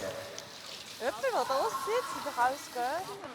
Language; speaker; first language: German; native; German